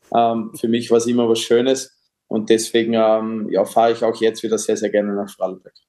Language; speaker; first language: German; native; German